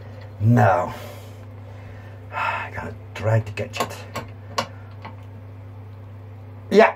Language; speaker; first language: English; non-native, learner; Dutch